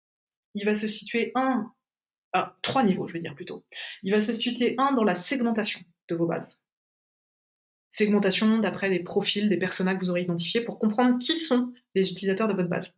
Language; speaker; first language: French; native; French